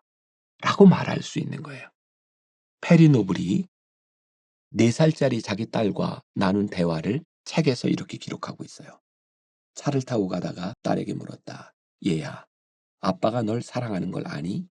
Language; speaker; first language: Korean; native; Korean